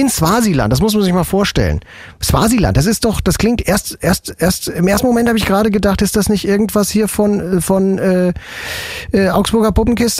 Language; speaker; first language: German; native; German